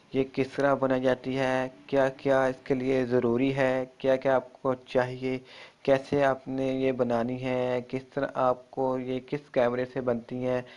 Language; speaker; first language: Urdu; non-native, local second language; Punjabi